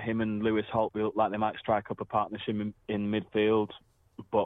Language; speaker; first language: English; native; English